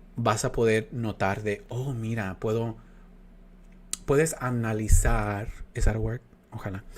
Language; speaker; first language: Spanish; early bilingual, other home language; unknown